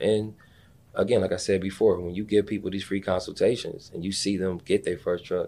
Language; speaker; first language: English; native; English